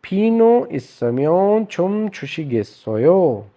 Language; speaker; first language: Korean; non-native, fluent; Urdu